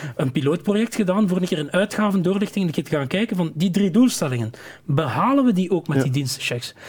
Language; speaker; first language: Dutch; native; Dutch